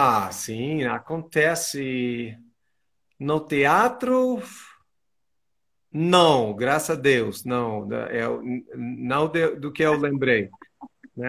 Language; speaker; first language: Portuguese; non-native, fluent; English